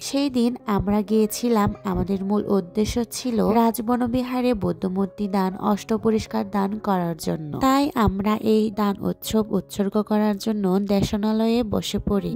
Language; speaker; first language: Bangla; non-native, local second language; Chakma